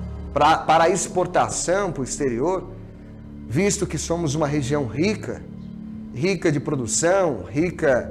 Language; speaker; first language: Portuguese; native; Portuguese